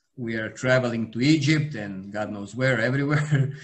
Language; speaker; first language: English; non-native, fluent; Serbian